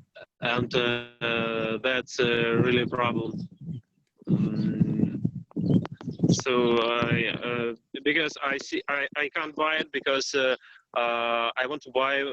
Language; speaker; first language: English; non-native, learner; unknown